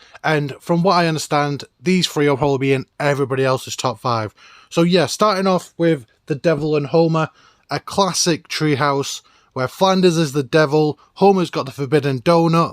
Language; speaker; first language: English; native; English